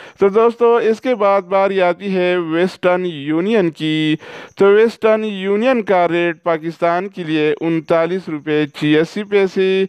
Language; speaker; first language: Urdu; non-native, local second language; Pashto